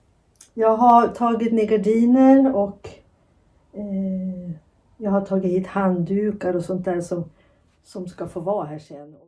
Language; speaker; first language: Swedish; native; Swedish